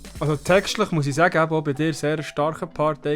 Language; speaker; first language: German; native; German